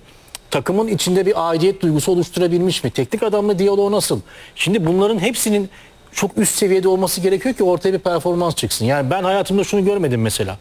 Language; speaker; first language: Turkish; native; Turkish